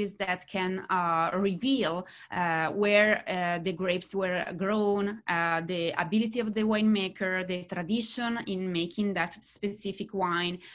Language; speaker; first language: English; non-native, fluent; Italian